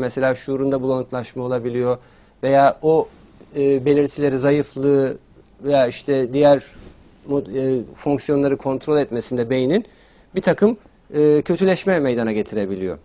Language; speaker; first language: Turkish; native; Turkish